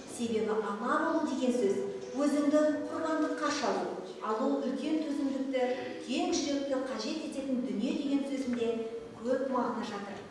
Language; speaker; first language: Kazakh; native; Kazakh